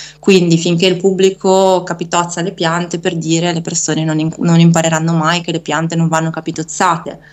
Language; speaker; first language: Italian; native; Italian